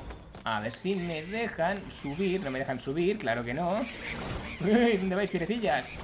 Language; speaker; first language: Spanish; native; Spanish